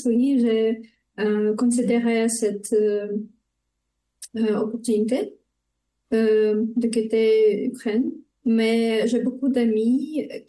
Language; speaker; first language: French; non-native, fluent; Ukrainian